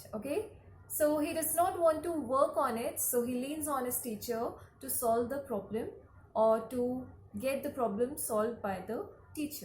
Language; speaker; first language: English; non-native, local second language; Hindi